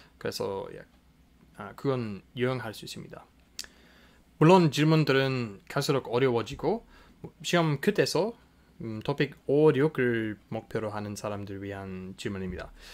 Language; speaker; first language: Korean; non-native, fluent; English